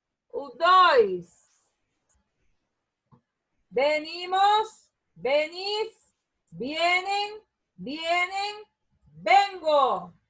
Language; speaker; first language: Spanish; non-native, learner; Portuguese